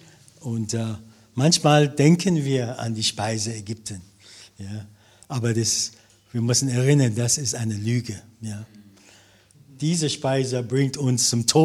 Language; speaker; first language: German; non-native, learner; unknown